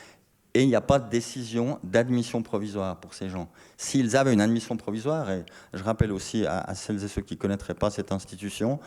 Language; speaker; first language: French; native; French